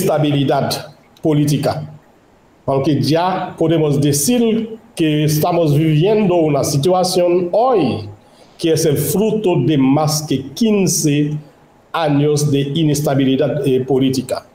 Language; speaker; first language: Spanish; non-native, local second language; Haitian Creole